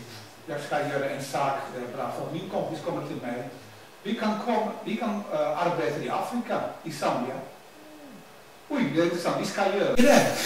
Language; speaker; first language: Swedish; non-native, learner; Dutch